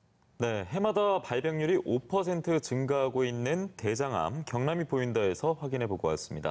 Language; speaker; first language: Korean; native; Korean